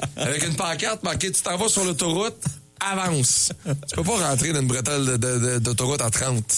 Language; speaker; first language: French; native; French